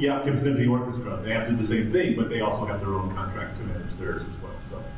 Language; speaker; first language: English; native; English